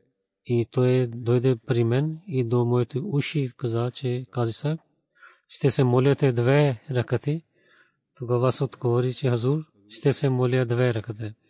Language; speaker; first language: Bulgarian; non-native, learner; Urdu